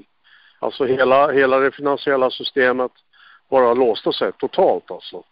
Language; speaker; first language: Swedish; native; Swedish